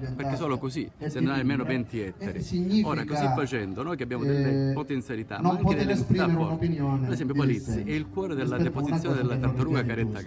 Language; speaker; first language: Italian; native; Italian